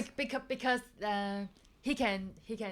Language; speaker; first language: English; non-native, learner; Chinese